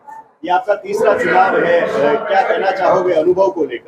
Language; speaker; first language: Hindi; native; Hindi